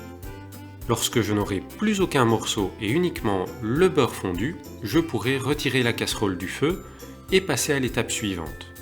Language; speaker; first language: French; native; French